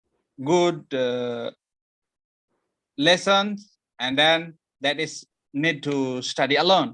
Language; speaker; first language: English; non-native, learner; Indonesian